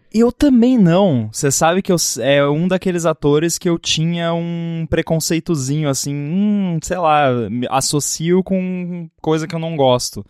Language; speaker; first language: Portuguese; native; Portuguese